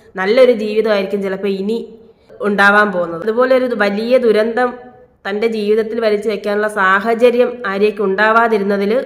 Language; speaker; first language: Malayalam; native; Malayalam